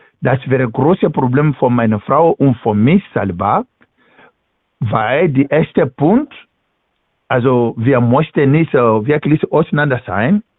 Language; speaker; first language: German; non-native, learner; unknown